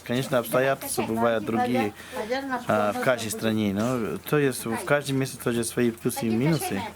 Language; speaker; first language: Russian; non-native, fluent; English